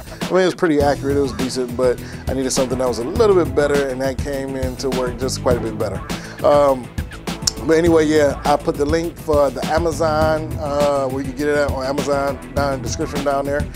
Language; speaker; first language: English; native; English